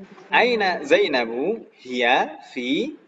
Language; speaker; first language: Arabic; non-native, fluent; Indonesian